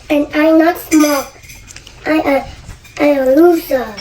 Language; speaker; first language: English; non-native, learner; Vietnamese